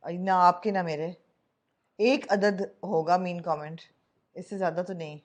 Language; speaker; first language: Urdu; native; Urdu